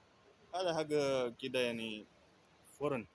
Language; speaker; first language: Arabic; non-native, fluent; Urdu